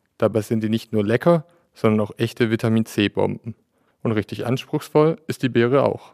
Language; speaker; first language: German; native; German